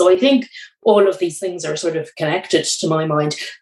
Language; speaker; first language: English; native; English